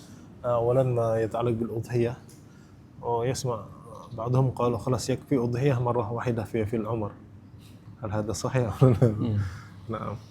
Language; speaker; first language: Arabic; non-native, fluent; Banjar